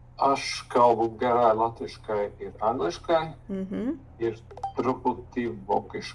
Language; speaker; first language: Lithuanian; non-native, learner; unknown